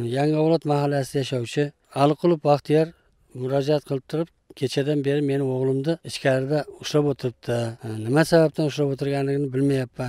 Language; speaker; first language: Uzbek; native; Uzbek